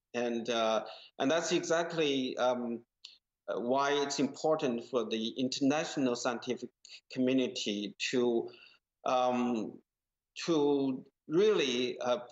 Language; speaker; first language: English; non-native, fluent; Chinese